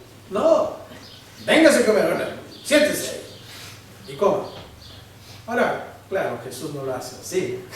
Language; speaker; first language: Spanish; early bilingual, heritage; Spanish